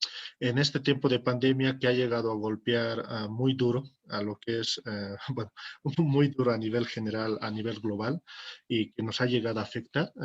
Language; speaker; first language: Spanish; native; Spanish